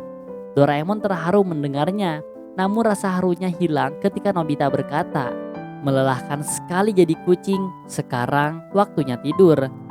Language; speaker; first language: Indonesian; native; Indonesian